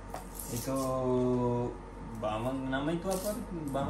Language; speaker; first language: Indonesian; non-native, learner; Urdu